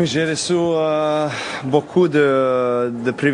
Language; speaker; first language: French; non-native, learner; Serbian